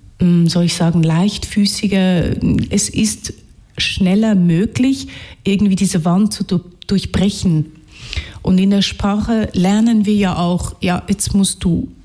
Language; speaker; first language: German; early bilingual, other home language; Hungarian